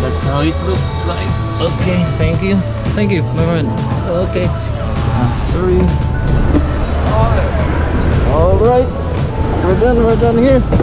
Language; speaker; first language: English; non-native, local second language; Filipino